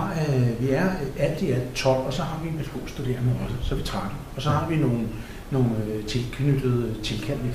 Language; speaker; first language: Danish; native; Danish